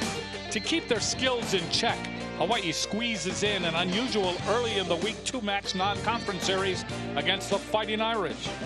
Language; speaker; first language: English; native; English